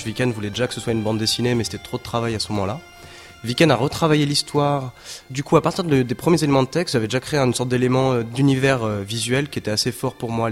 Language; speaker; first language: French; native; French